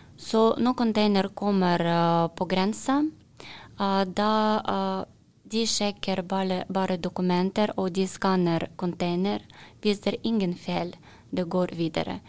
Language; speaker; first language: Norwegian; non-native, learner; Russian